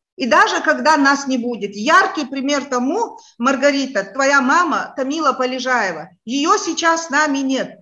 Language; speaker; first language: Russian; non-native, local second language; Chechen